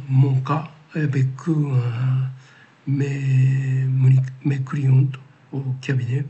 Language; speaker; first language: French; non-native, learner; Japanese